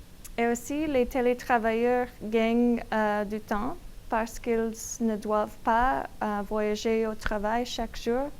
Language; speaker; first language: French; non-native, learner; English